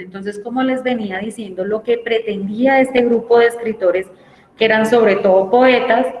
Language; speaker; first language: Spanish; native; Spanish